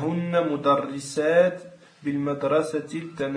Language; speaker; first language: Arabic; non-native, learner; French